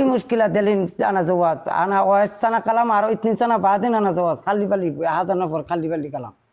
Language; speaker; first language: Arabic; non-native, learner; Bangla